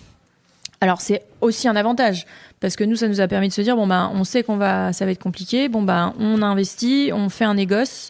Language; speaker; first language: French; native; French